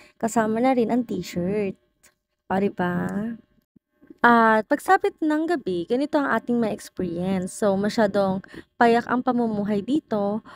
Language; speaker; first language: Filipino; non-native, local second language; Bikol